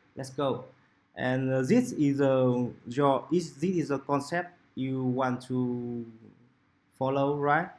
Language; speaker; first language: English; non-native, local second language; Vietnamese